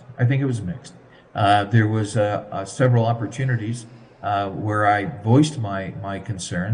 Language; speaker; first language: English; native; English